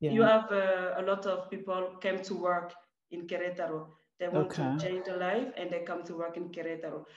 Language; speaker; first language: English; non-native, fluent; French